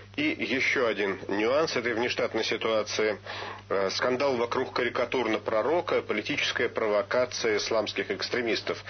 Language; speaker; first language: Russian; native; Russian